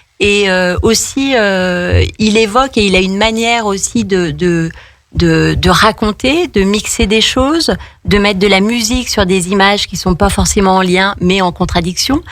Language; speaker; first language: French; native; French